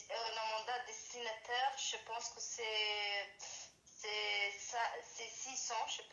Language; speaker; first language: French; non-native, learner; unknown